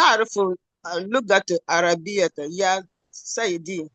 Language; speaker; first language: Arabic; non-native, learner; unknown